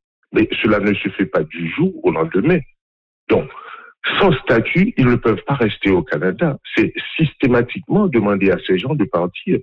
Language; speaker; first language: French; non-native, local second language; Haitian Creole